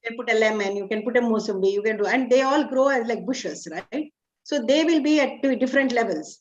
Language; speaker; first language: English; non-native, local second language; Kannada